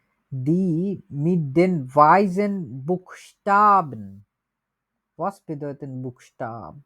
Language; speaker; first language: German; non-native, learner; Bangla